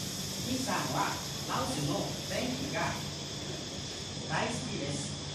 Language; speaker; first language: Japanese; non-native, learner; Lao